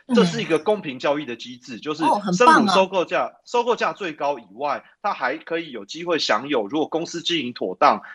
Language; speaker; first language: Chinese; native; Chinese